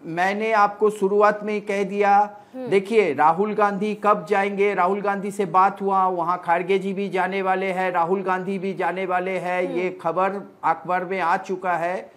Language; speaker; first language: Hindi; non-native, local second language; Bangla